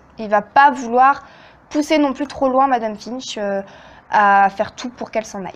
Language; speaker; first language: French; native; French